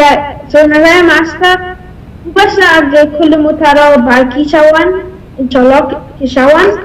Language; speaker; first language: Persian; early bilingual, heritage; Persian